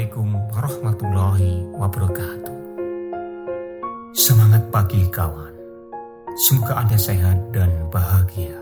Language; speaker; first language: Indonesian; native; Indonesian